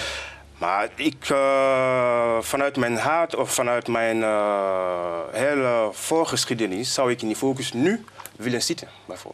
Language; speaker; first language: Dutch; non-native, fluent; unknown